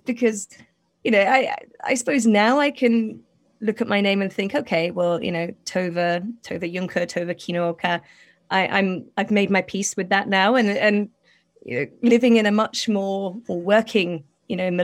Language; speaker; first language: English; native; English